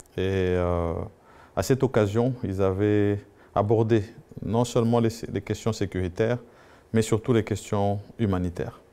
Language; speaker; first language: French; non-native, local second language; Swahili